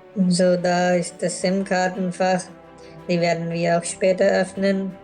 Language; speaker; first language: German; non-native, fluent; Urdu